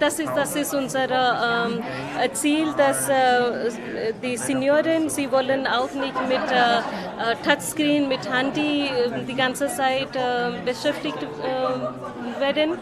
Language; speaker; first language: German; non-native, learner; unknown